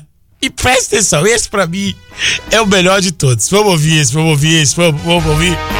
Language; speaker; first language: Portuguese; native; Portuguese